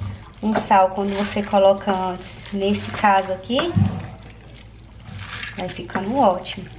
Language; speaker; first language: Portuguese; native; Portuguese